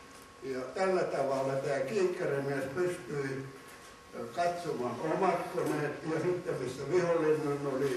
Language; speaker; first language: Finnish; native; Finnish